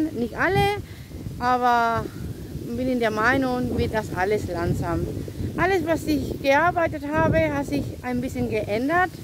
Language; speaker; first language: German; non-native, fluent; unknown